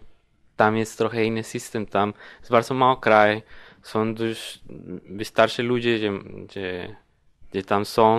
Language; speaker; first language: Polish; non-native, learner; Spanish